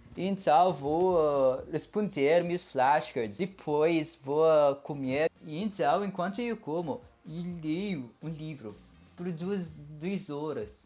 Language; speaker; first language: Portuguese; non-native, learner; Filipino